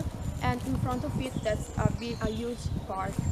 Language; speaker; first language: English; non-native, learner; Italian